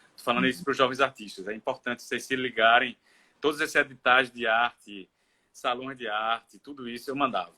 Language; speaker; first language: Portuguese; native; Portuguese